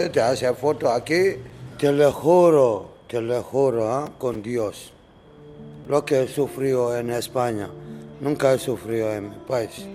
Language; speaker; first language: Spanish; non-native, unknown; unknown